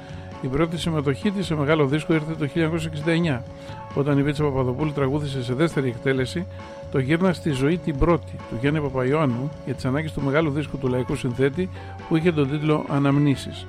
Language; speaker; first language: Greek; native; Greek